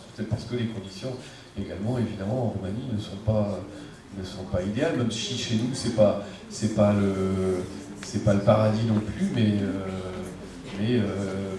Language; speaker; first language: French; native; French